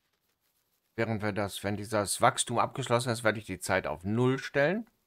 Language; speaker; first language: German; native; German